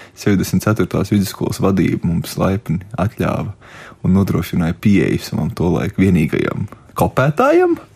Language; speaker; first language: Latvian; native; Latvian